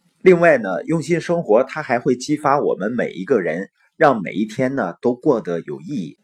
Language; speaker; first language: Chinese; native; Chinese